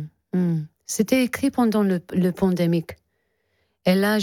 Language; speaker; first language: French; non-native, fluent; English